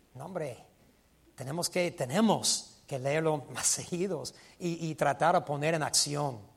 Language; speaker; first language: Spanish; non-native, fluent; English